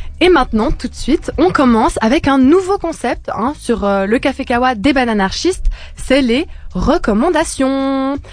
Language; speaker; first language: French; early bilingual, other home language; Italian